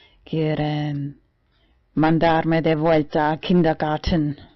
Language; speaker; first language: Spanish; non-native, fluent; German